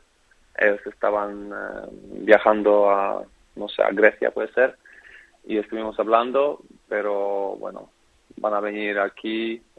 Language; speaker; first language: Spanish; non-native, fluent; Polish